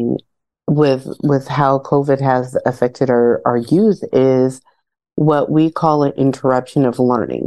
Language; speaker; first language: English; native; English